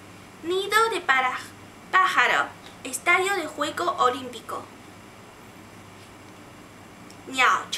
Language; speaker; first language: Spanish; non-native, learner; Chinese